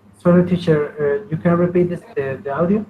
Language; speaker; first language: English; non-native, learner; Spanish